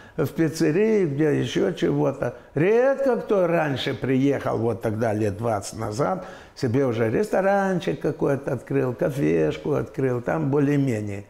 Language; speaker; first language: Russian; native; Russian